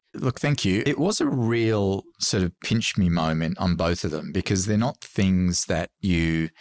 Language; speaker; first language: English; early bilingual, other home language; Arabic